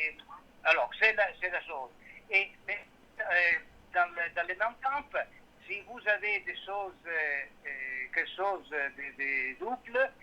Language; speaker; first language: French; non-native, learner; Italian